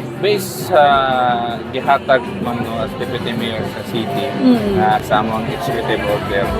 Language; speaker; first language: Cebuano; non-native, local second language; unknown